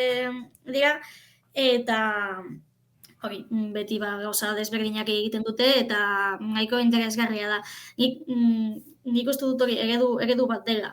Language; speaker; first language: Basque; non-native, fluent; Catalan